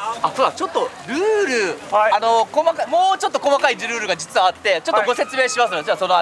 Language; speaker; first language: Japanese; native; Japanese